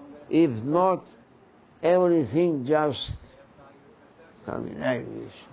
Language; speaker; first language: English; non-native, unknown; Turkish